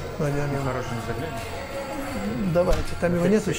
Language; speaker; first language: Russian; non-native, learner; Hungarian